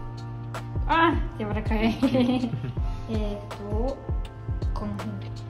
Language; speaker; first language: Japanese; non-native, learner; German